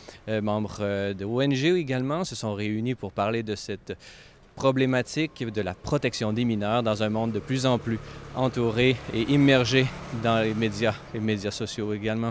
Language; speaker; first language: French; native; French